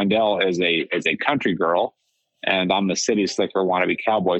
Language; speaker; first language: English; native; English